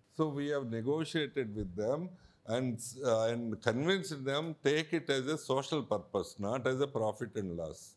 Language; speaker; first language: English; non-native, local second language; Telugu